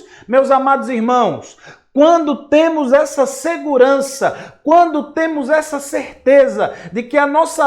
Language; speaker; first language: Portuguese; native; Portuguese